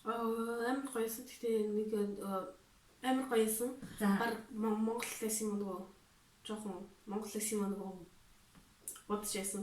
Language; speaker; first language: Mongolian; early bilingual, heritage; Mongolian